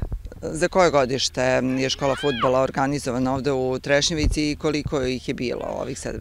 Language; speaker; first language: Serbian; native; Serbian